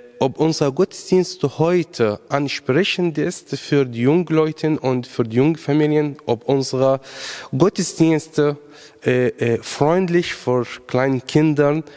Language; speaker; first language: German; non-native, fluent; Arabic